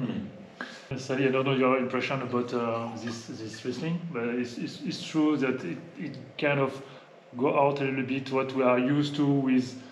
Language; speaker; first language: English; non-native, fluent; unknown